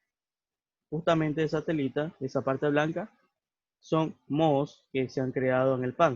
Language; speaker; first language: Spanish; native; Spanish